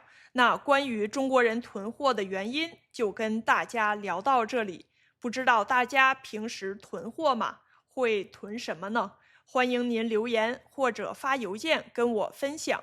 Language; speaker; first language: Chinese; native; Chinese